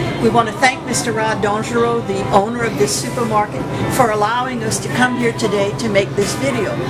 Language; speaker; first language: English; early bilingual, other home language; French